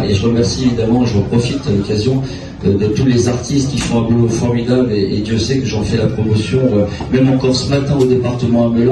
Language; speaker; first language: French; native; French